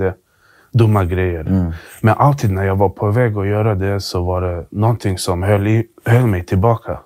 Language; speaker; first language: Swedish; early bilingual, other home language; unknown